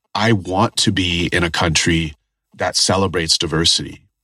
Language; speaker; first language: English; native; English